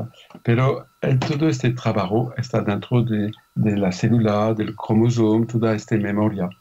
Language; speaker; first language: Spanish; non-native, fluent; French